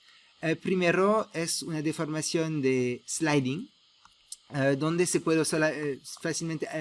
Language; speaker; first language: Spanish; non-native, fluent; French